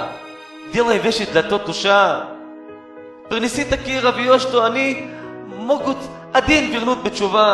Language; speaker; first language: Russian; non-native, learner; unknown